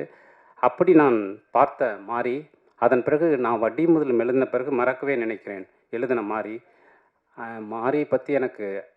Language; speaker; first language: Tamil; native; Tamil